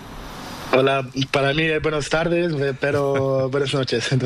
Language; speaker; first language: Spanish; non-native, learner; Portuguese